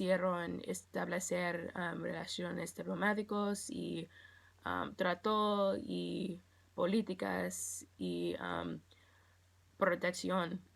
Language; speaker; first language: Spanish; non-native, learner; English